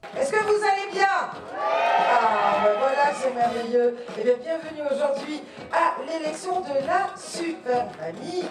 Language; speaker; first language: French; native; French